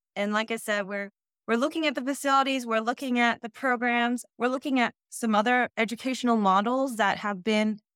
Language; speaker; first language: English; early bilingual, other home language; Dutch